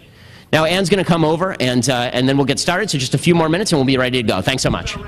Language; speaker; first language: English; native; English